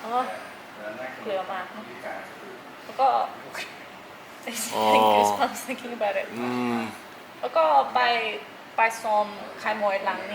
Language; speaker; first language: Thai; non-native, learner; English